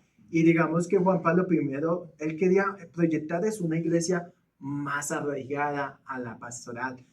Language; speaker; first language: Spanish; native; Spanish